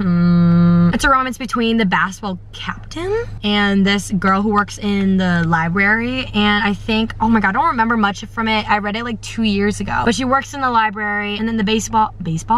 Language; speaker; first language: English; native; English